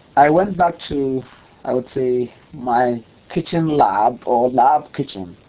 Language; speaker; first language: English; non-native, local second language; Akan